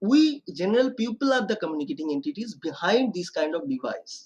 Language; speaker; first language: English; non-native, local second language; Bangla